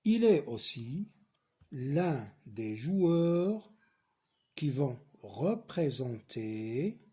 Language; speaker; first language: French; non-native, local second language; Arabic